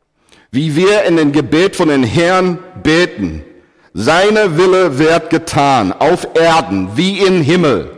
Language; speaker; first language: German; non-native, fluent; English